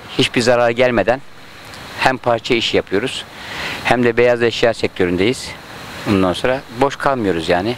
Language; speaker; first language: Turkish; native; Turkish